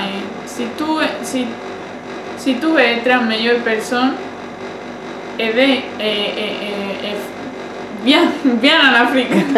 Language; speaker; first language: French; non-native, learner; Spanish